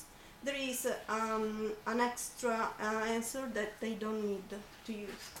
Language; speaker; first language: English; non-native, fluent; Italian